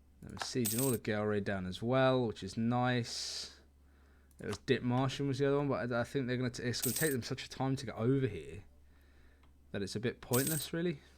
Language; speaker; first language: English; native; English